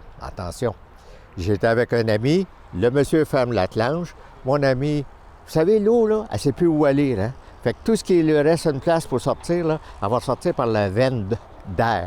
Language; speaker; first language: French; native; French